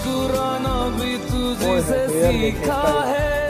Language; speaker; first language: Hindi; native; Hindi